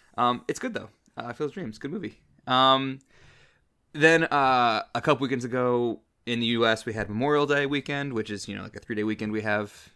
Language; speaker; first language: English; native; English